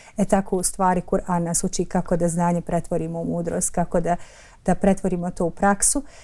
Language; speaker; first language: Bosnian; native; Bosnian